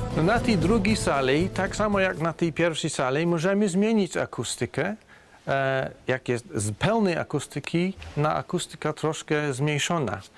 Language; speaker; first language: Polish; non-native, fluent; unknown